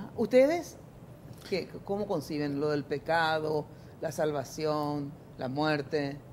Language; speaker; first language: Spanish; native; Spanish